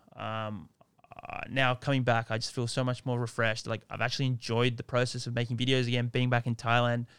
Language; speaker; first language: English; native; English